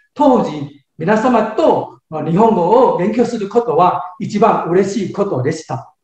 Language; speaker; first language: Japanese; non-native, fluent; Chinese